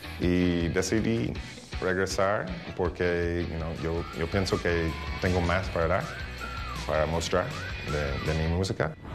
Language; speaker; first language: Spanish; non-native, fluent; English